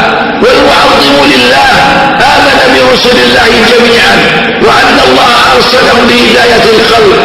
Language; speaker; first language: Arabic; native; Arabic